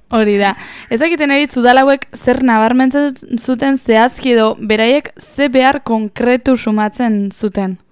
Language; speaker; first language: Basque; native; Basque